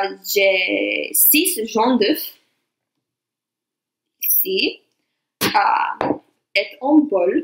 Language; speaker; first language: French; non-native, learner; English